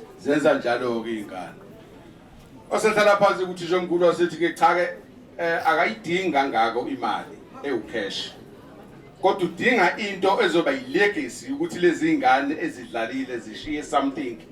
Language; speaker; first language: Zulu; native; Zulu